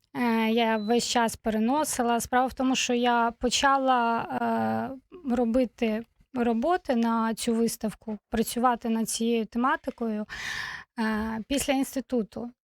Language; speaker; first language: Ukrainian; non-native, local second language; Russian